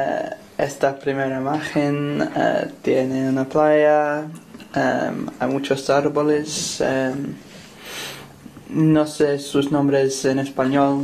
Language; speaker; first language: Spanish; non-native, learner; English